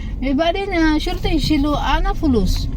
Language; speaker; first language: Arabic; non-native, learner; Filipino